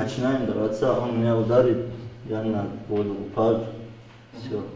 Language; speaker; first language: Russian; non-native, local second language; Tajik